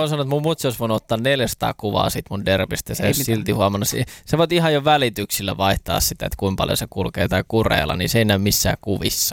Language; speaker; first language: Finnish; native; Finnish